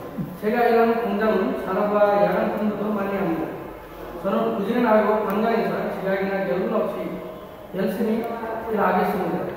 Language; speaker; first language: Korean; non-native, learner; Nepali